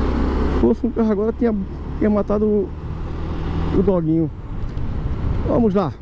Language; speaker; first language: Portuguese; native; Portuguese